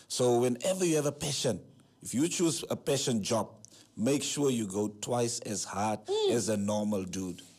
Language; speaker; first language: English; non-native, local second language; Afrikaans